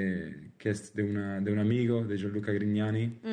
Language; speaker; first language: Spanish; non-native, learner; Italian